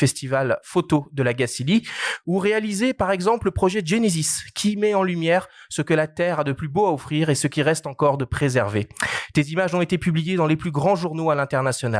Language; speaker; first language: French; native; French